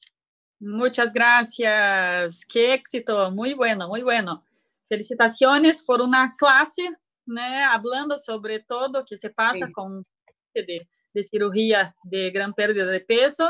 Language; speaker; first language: Spanish; non-native, learner; Portuguese